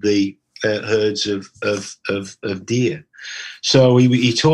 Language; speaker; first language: English; native; English